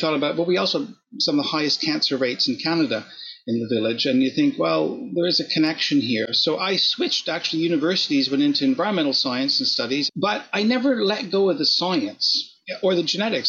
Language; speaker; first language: English; native; English